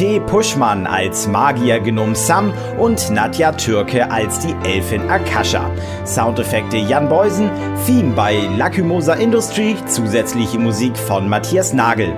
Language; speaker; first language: German; native; German